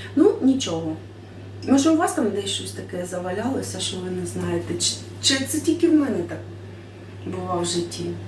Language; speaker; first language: Ukrainian; non-native, local second language; Russian